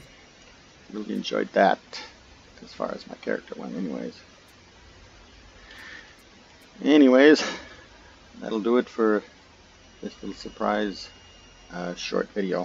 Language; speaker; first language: English; native; English